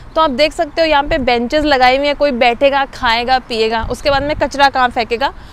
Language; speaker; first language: Hindi; native; Hindi